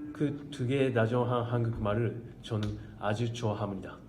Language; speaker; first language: Korean; non-native, fluent; Japanese